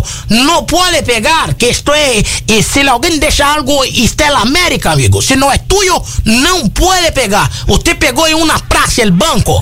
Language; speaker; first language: Spanish; non-native, learner; Portuguese